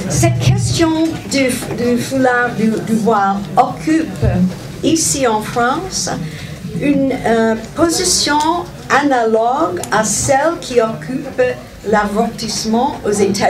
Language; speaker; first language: French; non-native, fluent; English